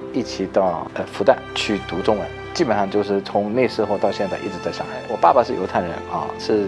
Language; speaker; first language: Chinese; non-native, fluent; Danish